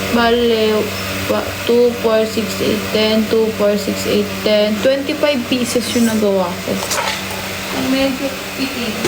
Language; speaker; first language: Filipino; native; Filipino